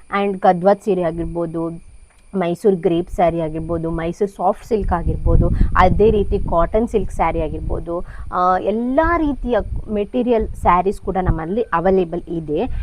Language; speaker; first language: Kannada; non-native, local second language; Konkani